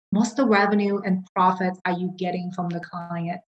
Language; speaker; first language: English; non-native, local second language; Cantonese